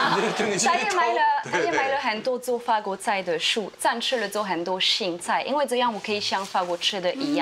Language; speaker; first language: Chinese; non-native, fluent; French